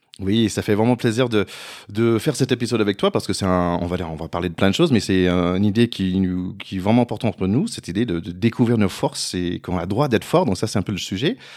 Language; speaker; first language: French; non-native, fluent; English